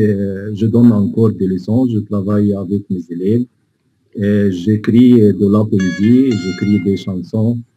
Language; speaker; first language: French; non-native, fluent; Arabic